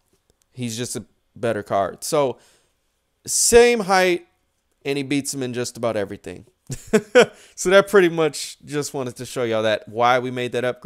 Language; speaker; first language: English; native; English